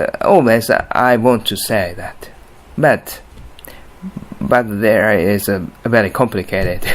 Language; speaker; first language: English; non-native, learner; Japanese